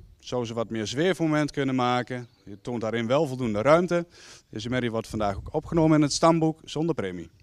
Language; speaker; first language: Dutch; native; Dutch